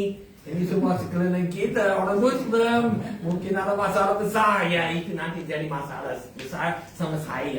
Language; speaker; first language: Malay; non-native, fluent; English